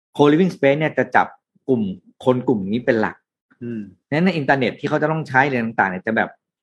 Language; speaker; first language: Thai; native; Thai